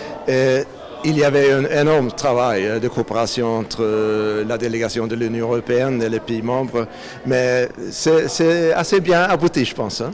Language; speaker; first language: French; non-native, fluent; Swedish